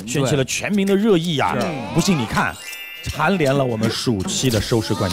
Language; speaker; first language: Chinese; native; Chinese